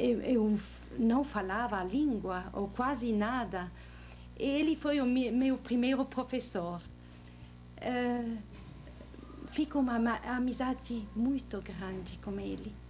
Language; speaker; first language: Portuguese; non-native, fluent; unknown